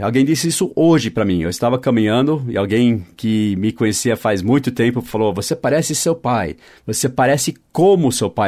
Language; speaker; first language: Portuguese; non-native, fluent; English